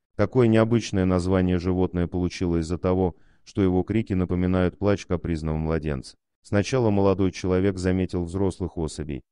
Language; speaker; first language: Russian; native; Russian